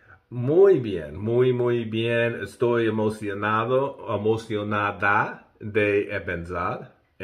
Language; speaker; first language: Spanish; non-native, learner; English